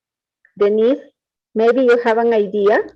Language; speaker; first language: English; non-native, fluent; Spanish